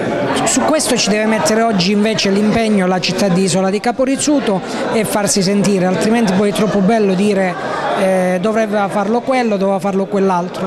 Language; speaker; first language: Italian; native; Italian